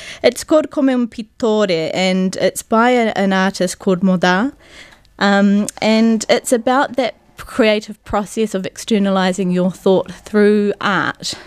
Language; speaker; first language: English; native; English